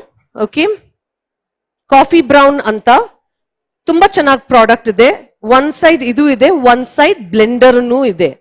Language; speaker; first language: Kannada; non-native, learner; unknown